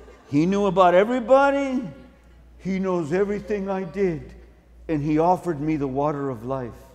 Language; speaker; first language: English; early bilingual, other home language; Spanish